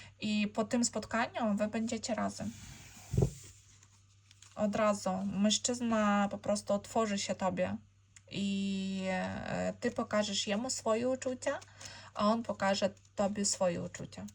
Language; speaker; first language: Polish; non-native, learner; Ukrainian